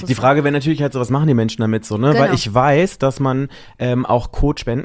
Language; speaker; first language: German; native; German